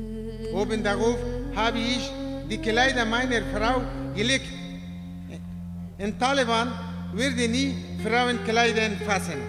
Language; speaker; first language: German; non-native, learner; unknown